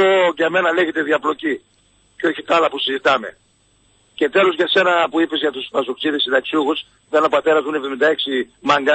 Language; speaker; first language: Greek; native; Greek